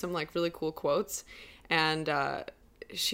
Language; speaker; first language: English; non-native, fluent; Russian